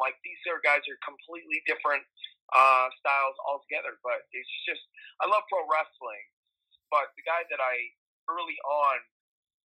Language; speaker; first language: English; native; English